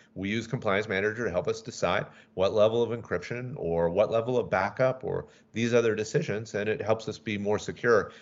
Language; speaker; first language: English; native; English